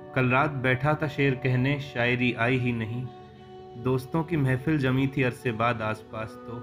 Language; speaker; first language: Hindi; native; Hindi